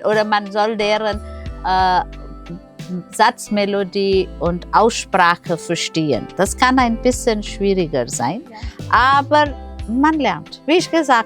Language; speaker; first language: German; non-native, fluent; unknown